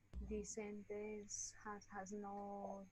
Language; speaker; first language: English; non-native, learner; Spanish